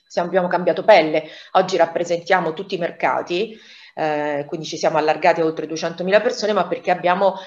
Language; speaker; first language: Italian; native; Italian